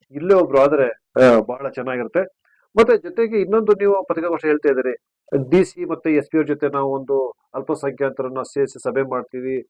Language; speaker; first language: Kannada; native; Kannada